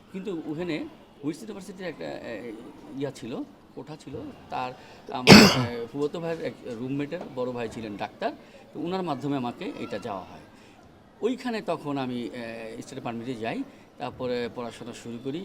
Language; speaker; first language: Bangla; native; Bangla